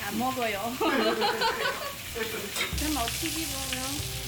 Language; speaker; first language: Korean; non-native, learner; Chinese